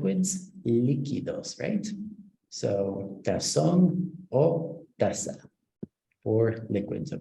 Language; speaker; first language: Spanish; non-native, fluent; English